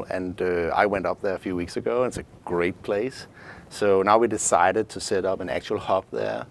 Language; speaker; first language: English; non-native, fluent; Danish